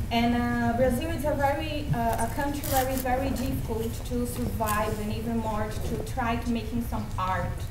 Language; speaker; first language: English; non-native, fluent; German